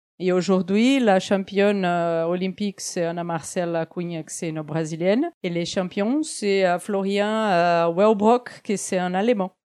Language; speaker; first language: French; non-native, fluent; Portuguese